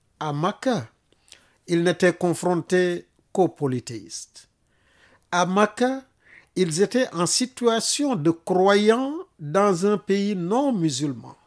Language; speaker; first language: French; non-native, local second language; Wolof